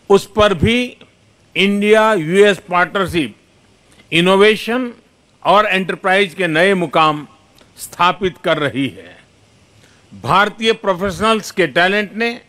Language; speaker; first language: Hindi; non-native, local second language; Gujarati